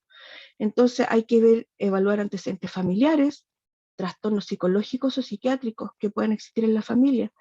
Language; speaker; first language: Spanish; native; Spanish